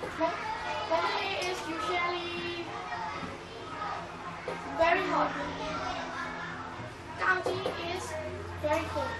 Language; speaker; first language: English; non-native, learner; Burmese